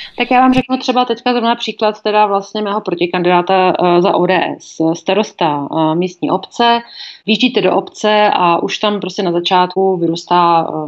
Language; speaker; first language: Czech; native; Czech